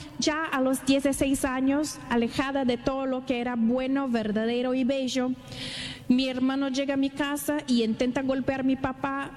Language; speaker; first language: Spanish; non-native, learner; Portuguese